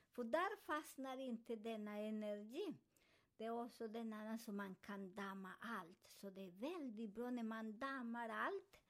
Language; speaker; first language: Swedish; non-native, fluent; Spanish